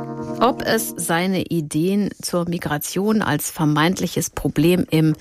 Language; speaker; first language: German; native; German